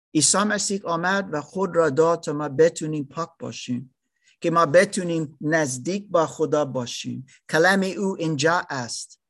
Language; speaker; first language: Persian; non-native, learner; German